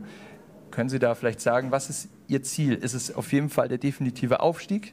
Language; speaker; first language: German; native; German